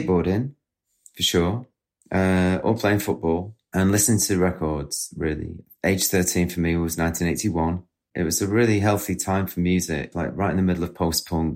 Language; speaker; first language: English; native; English